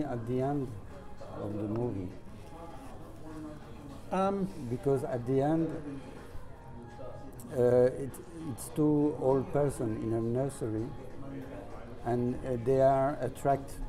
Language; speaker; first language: English; non-native, learner; French